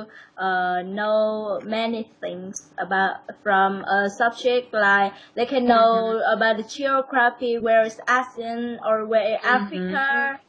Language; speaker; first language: English; non-native, learner; Vietnamese